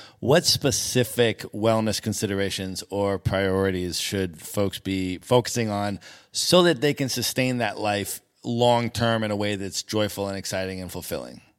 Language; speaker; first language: English; native; English